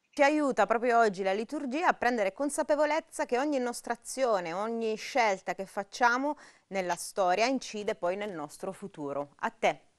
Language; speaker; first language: Italian; native; Italian